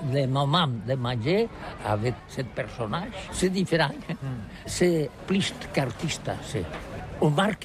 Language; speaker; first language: French; non-native, learner; Catalan